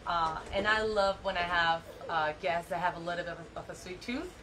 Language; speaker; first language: English; non-native, fluent; Spanish